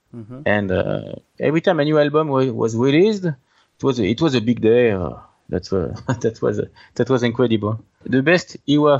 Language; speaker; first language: English; non-native, learner; French